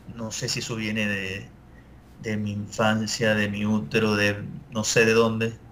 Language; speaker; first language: Spanish; native; Spanish